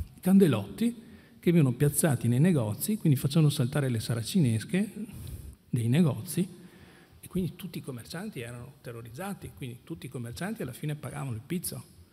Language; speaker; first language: Italian; native; Italian